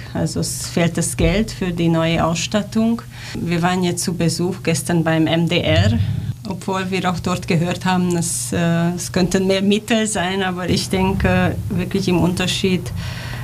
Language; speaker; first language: German; non-native, fluent; Romanian